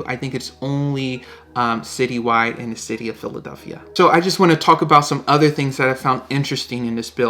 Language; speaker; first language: English; native; English